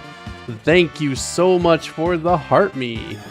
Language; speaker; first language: English; native; English